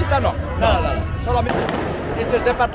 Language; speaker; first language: Spanish; native; Spanish